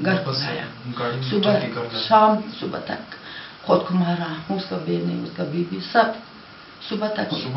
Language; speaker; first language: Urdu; non-native, local second language; Hazaragi